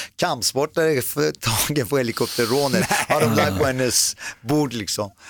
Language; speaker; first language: Swedish; early bilingual, other home language; Persian